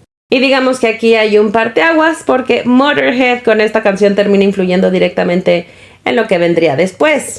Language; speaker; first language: Spanish; native; Spanish